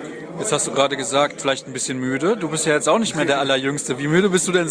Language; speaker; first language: German; native; German